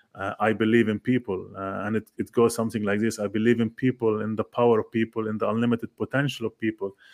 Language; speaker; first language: English; non-native, fluent; Arabic